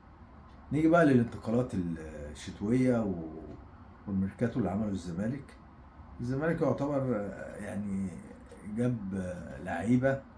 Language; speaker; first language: Arabic; native; Arabic